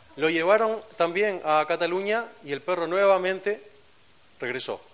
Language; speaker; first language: Spanish; native; Spanish